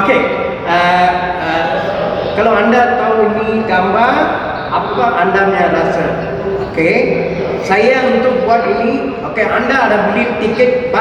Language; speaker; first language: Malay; non-native, local second language; Tamil